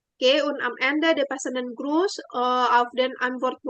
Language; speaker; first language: German; non-native, fluent; Indonesian